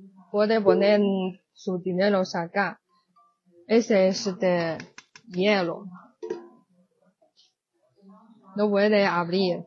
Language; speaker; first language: Spanish; non-native, learner; Chinese